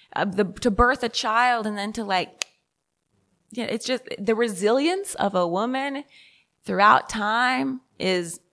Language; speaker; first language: English; native; English